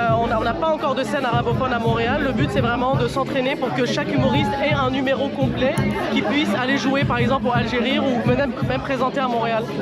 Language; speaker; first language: French; non-native, local second language; Arabic